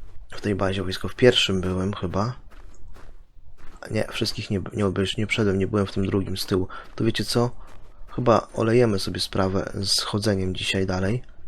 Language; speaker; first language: Polish; native; Polish